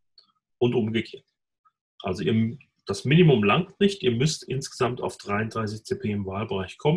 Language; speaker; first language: German; native; German